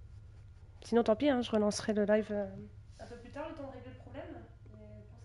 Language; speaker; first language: French; native; French